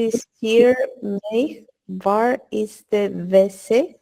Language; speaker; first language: Dutch; non-native, learner; Spanish